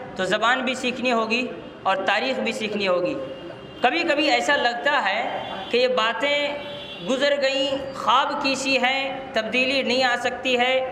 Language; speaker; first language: Urdu; native; Urdu